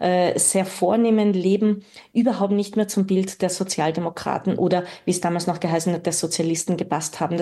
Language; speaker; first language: German; native; German